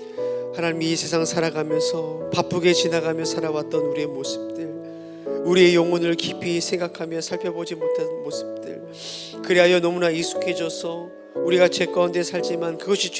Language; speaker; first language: Korean; native; Korean